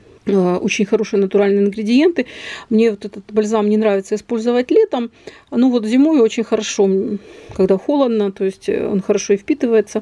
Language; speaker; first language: Russian; native; Russian